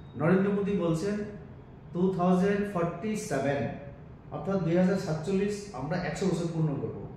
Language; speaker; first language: Bangla; non-native, local second language; Kok Borok